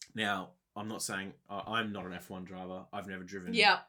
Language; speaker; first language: English; native; English